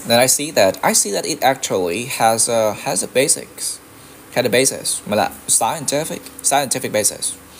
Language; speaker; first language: English; non-native, fluent; Vietnamese